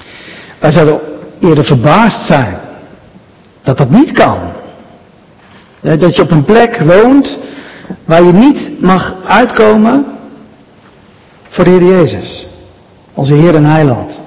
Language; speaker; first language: Dutch; native; Dutch